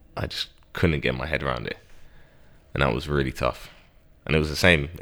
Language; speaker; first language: English; native; English